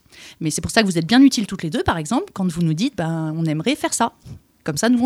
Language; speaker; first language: French; native; French